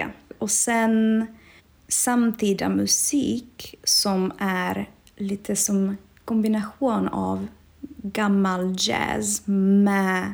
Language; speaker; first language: Swedish; non-native, fluent; Czech